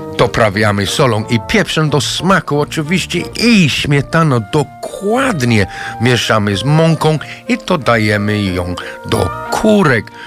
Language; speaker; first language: Polish; non-native, fluent; English